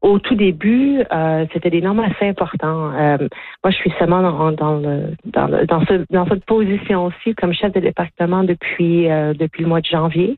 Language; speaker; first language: French; native; French